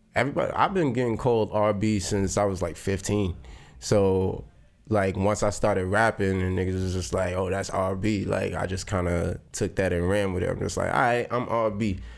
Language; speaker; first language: English; native; English